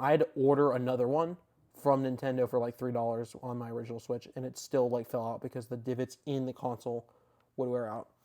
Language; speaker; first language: English; native; English